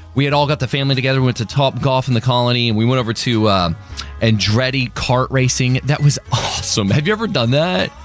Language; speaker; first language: English; native; English